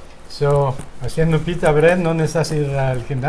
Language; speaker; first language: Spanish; non-native, fluent; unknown